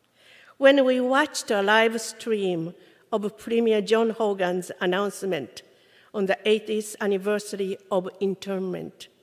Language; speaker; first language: English; non-native, fluent; Japanese